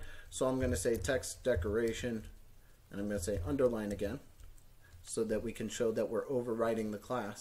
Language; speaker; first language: English; native; English